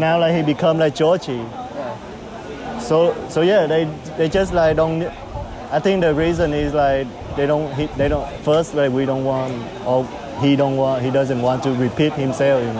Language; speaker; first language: English; non-native, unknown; Vietnamese